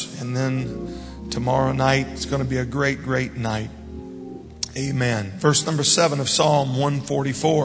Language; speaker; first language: English; native; English